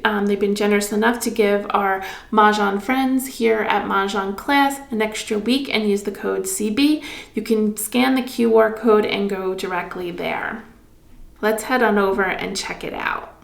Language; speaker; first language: English; native; English